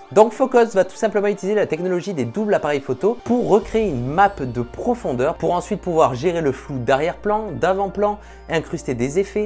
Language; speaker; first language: French; native; French